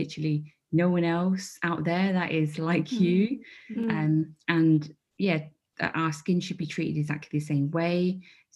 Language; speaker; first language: English; native; English